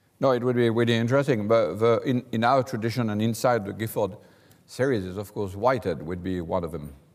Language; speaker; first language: English; non-native, fluent; French